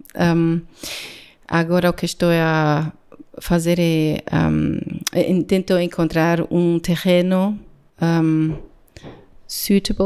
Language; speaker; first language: Portuguese; non-native, learner; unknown